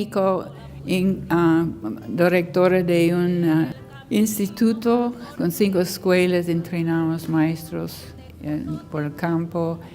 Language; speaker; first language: Spanish; non-native, learner; English